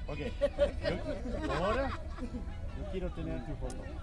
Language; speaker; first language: Spanish; non-native, learner; English